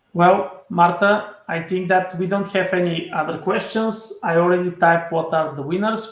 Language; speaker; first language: English; non-native, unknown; Bulgarian